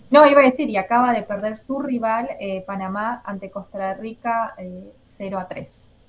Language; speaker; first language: Spanish; native; Spanish